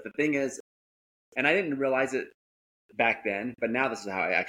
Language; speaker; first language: English; native; English